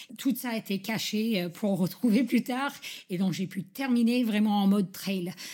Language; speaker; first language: French; non-native, fluent; English